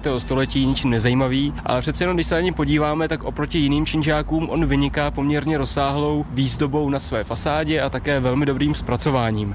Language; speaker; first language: Czech; native; Czech